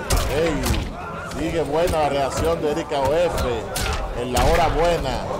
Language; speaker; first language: Spanish; native; Spanish